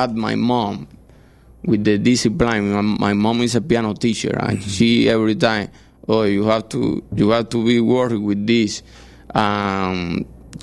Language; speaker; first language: English; non-native, fluent; Spanish